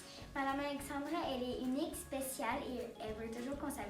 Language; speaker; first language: French; native; French